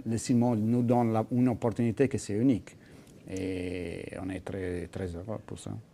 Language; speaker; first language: French; non-native, fluent; Italian